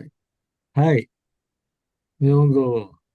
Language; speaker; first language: Japanese; non-native, learner; Filipino